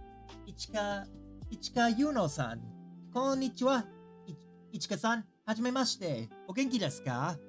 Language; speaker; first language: Japanese; non-native, learner; English